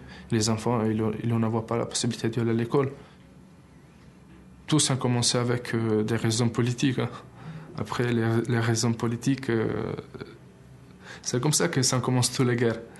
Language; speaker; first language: French; early bilingual, other home language; Albanian